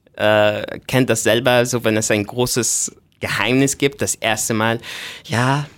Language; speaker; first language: German; non-native, fluent; Arabic